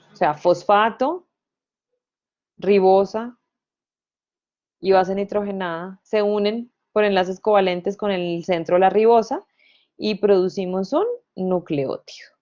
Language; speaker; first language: Spanish; native; Spanish